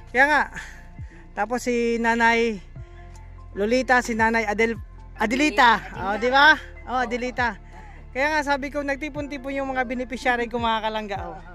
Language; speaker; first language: Filipino; non-native, local second language; Cebuano